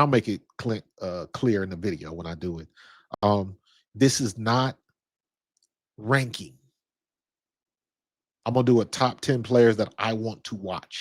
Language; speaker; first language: English; native; English